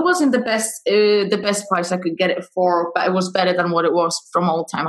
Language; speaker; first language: English; non-native, fluent; Polish